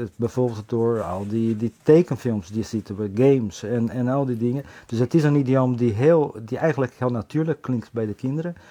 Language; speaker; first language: Dutch; non-native, fluent; Portuguese